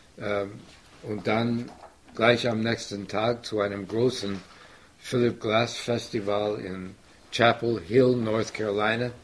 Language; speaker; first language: German; non-native, fluent; English